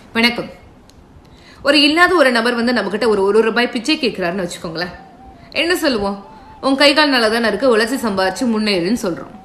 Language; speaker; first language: Tamil; non-native, local second language; Telugu